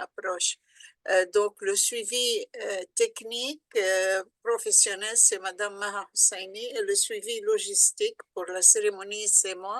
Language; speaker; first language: French; non-native, local second language; Arabic